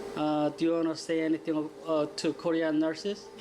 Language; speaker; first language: English; non-native, learner; Korean